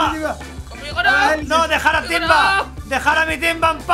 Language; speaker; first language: Spanish; native; Spanish